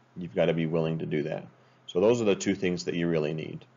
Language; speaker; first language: English; native; English